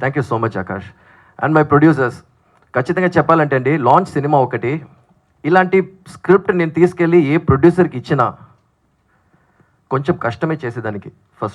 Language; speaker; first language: Telugu; non-native, fluent; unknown